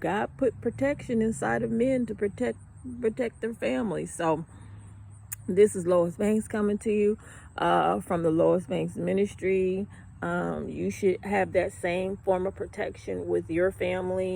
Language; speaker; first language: English; native; English